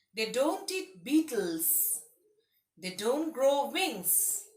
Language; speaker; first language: English; non-native, local second language; Assamese